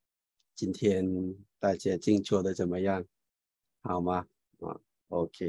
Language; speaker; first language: Chinese; non-native, fluent; Thai